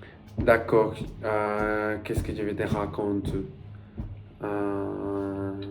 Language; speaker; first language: French; non-native, learner; Spanish